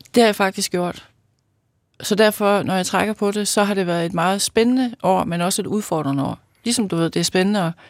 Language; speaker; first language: Danish; native; Danish